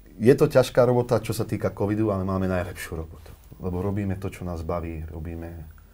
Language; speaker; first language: Slovak; native; Slovak